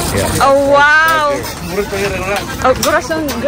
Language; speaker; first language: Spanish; non-native, learner; Cebuano